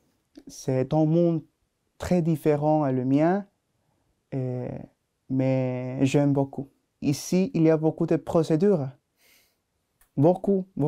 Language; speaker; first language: French; non-native, learner; Spanish